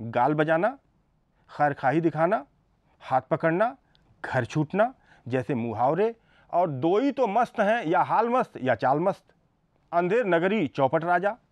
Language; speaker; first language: Hindi; native; Hindi